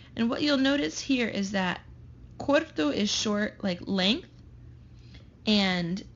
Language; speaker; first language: English; native; English